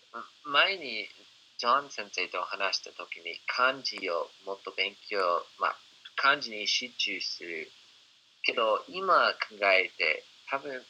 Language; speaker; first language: Japanese; non-native, fluent; English